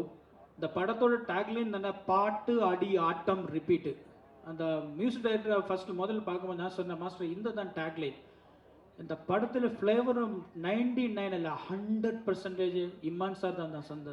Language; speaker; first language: Tamil; non-native, learner; Malayalam